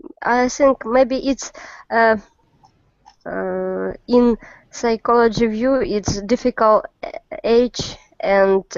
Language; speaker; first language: English; non-native, learner; Russian